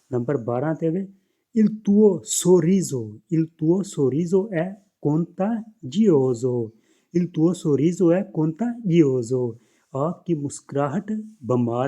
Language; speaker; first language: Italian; non-native, fluent; Punjabi